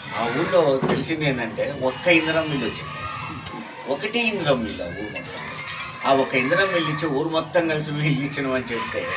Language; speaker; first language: Telugu; native; Telugu